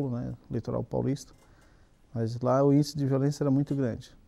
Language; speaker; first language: Portuguese; native; Portuguese